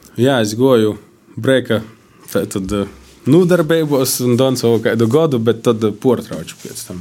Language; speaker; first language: Latvian; native; Latvian